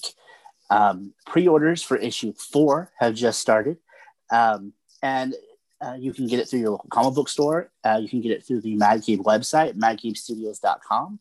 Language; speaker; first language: English; native; English